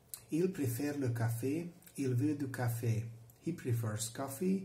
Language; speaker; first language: French; non-native, learner; Hungarian